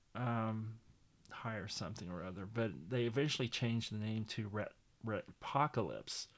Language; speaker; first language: English; native; English